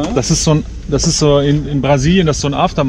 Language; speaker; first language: German; native; German